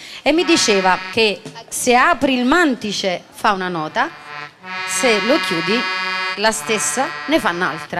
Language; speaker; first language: Italian; native; Italian